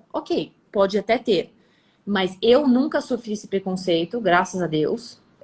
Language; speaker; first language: Portuguese; early bilingual, other home language; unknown